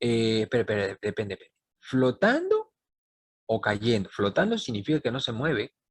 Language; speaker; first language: Spanish; native; Spanish